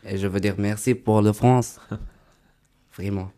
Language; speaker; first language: French; non-native, learner; Arabic